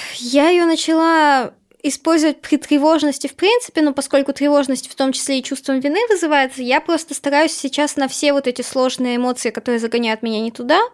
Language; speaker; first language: Russian; native; Russian